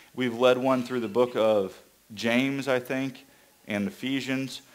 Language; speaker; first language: English; native; English